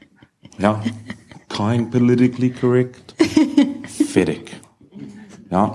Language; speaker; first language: German; non-native, learner; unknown